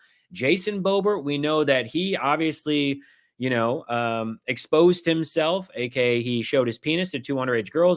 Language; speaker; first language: English; native; English